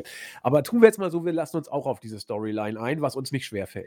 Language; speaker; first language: German; native; German